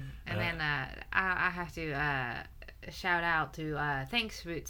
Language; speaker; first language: English; non-native, fluent; Japanese